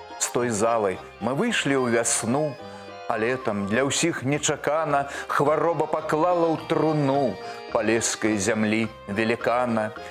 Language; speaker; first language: Belarusian; native; Belarusian